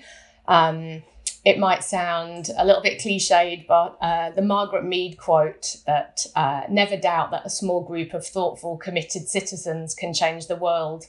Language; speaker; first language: English; native; English